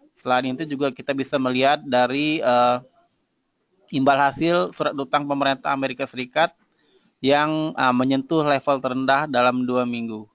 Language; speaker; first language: Indonesian; native; Indonesian